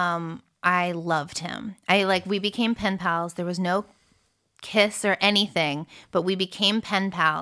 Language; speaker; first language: English; early bilingual, other home language; French